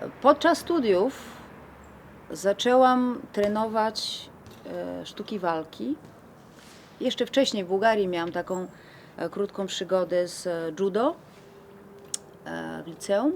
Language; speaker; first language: Polish; non-native, fluent; Bulgarian